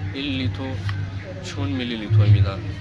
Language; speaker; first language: Korean; non-native, learner; Punjabi